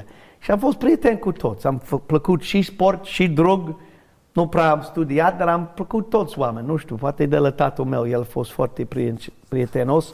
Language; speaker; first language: Romanian; non-native, learner; English